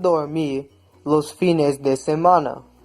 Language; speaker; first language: Spanish; non-native, learner; English